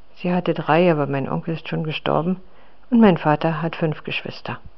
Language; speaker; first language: German; non-native, fluent; Czech